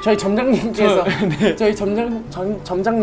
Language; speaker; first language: Korean; native; Korean